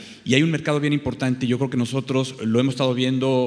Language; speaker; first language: Spanish; native; Spanish